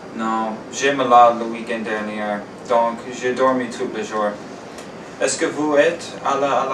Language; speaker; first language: French; non-native, learner; English